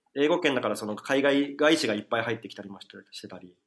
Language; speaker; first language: Japanese; native; Japanese